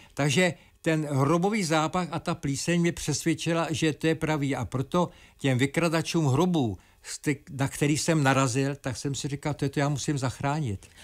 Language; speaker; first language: Czech; native; Czech